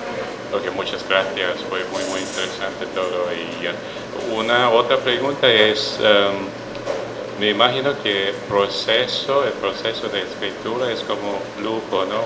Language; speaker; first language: Spanish; non-native, fluent; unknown